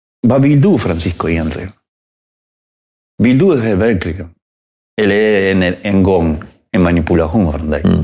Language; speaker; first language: Swedish; non-native, fluent; Spanish